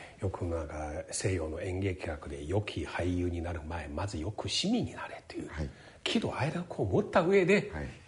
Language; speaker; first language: Japanese; non-native, fluent; Chinese